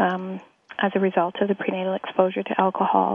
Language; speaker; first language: English; native; English